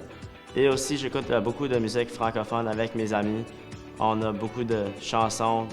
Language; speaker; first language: French; native; French